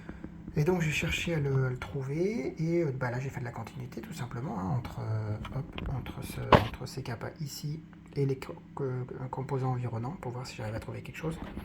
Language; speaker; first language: French; native; French